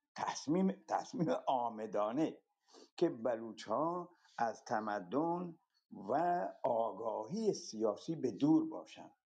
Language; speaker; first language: Persian; non-native, local second language; Baluchi